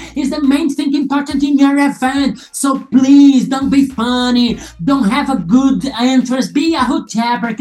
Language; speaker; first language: English; non-native, learner; Portuguese